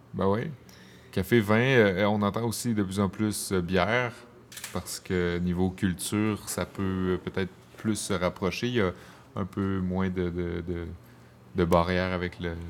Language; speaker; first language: French; native; French